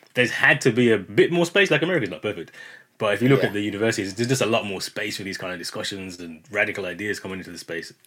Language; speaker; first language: English; native; English